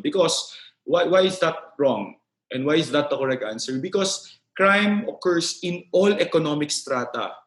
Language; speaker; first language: English; non-native, local second language; Filipino